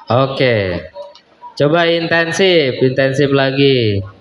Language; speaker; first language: Indonesian; native; Indonesian